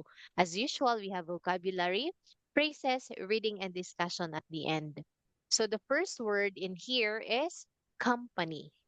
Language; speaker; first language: English; non-native, fluent; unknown